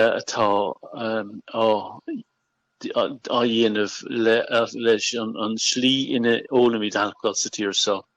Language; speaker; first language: Irish; non-native, local second language; English